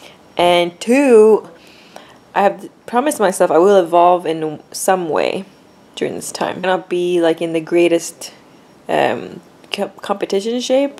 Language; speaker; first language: English; non-native, fluent; Swedish